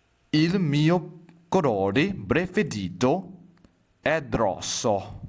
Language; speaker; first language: Italian; non-native, fluent; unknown